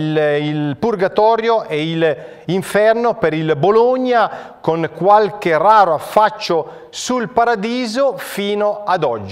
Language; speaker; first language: Italian; native; Italian